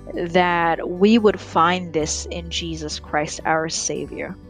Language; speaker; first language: English; early bilingual, other home language; Rundi